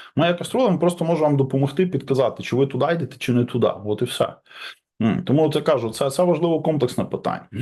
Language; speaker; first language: Ukrainian; non-native, local second language; Russian